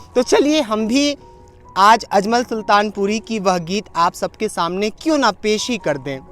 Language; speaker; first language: Hindi; native; Hindi